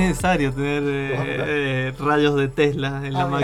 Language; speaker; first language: Spanish; native; Spanish